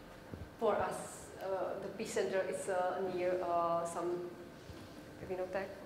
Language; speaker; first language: English; non-native, learner; Czech